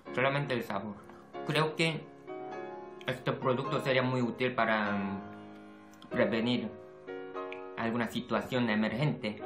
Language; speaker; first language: Spanish; non-native, fluent; Korean